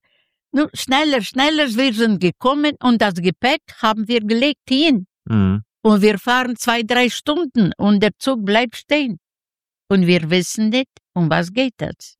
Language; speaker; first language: German; non-native, fluent; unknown